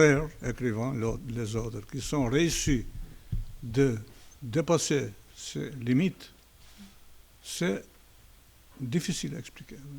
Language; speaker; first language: French; non-native, fluent; Albanian